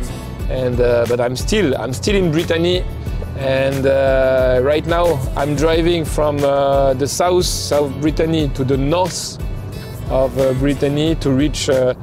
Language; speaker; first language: English; non-native, fluent; French